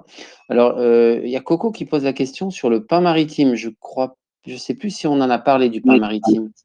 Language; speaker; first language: French; native; French